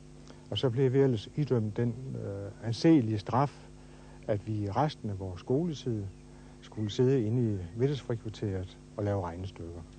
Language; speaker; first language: Danish; native; Danish